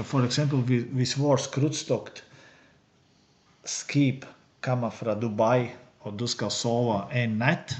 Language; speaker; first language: Swedish; non-native, learner; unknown